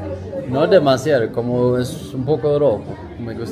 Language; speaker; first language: Spanish; non-native, fluent; Swedish